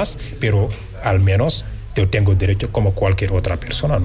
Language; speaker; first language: Spanish; non-native, fluent; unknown